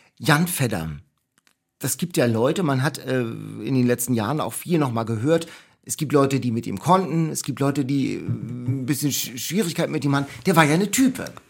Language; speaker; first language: German; native; German